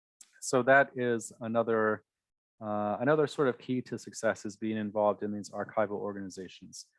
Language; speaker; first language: English; native; English